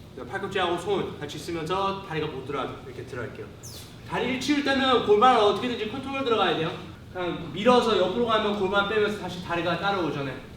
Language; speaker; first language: Korean; early bilingual, heritage; Korean